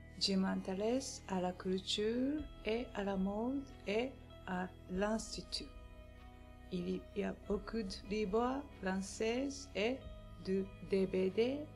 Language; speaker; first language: French; non-native, learner; Japanese